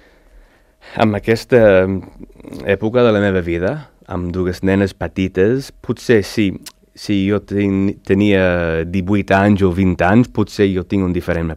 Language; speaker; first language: Catalan; non-native, learner; English